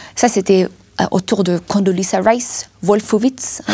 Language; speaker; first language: French; non-native, fluent; German